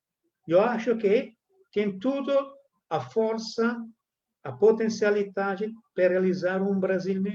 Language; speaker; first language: Portuguese; non-native, fluent; Italian